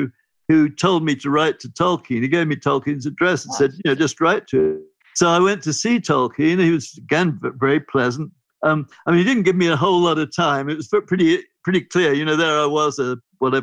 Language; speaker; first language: English; native; English